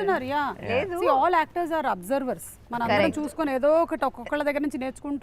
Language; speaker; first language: Telugu; native; Telugu